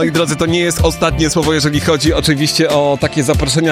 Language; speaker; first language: Polish; native; Polish